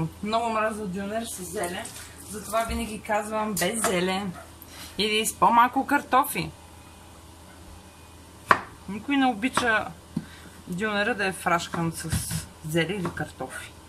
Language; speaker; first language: Bulgarian; native; Bulgarian